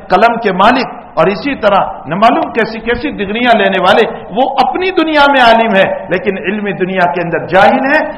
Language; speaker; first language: Urdu; non-native, local second language; Gujarati